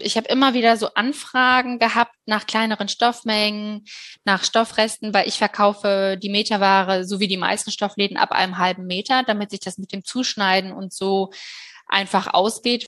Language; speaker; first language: German; native; German